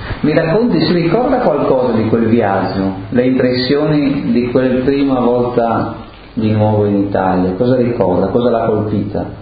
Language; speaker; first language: Italian; native; Italian